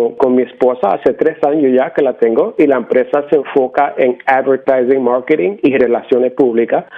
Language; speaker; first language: Spanish; native; Spanish